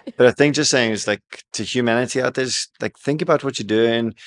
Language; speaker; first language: English; native; English